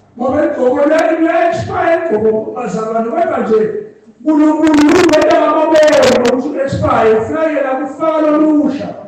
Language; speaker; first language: Zulu; non-native, local second language; Swati